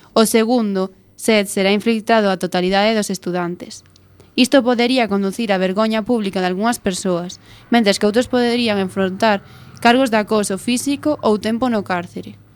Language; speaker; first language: Galician; non-native, local second language; Spanish